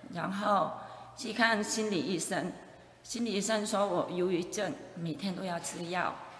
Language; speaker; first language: Chinese; non-native, fluent; Vietnamese